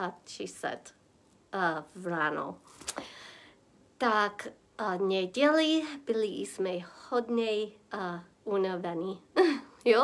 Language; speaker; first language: Czech; non-native, learner; English